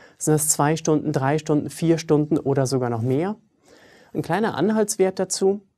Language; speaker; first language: German; early bilingual, other home language; English